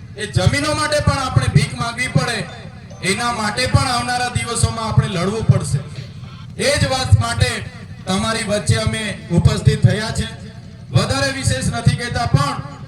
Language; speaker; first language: Gujarati; non-native, local second language; Vasavi